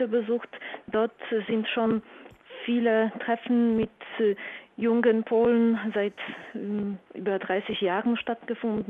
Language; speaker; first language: German; non-native, fluent; Polish